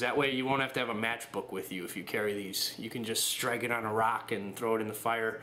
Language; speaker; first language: English; native; English